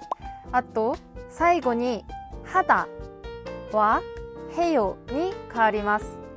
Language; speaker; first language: Japanese; non-native, fluent; Korean